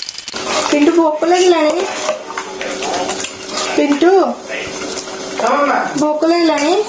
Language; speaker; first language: Hindi; native; Hindi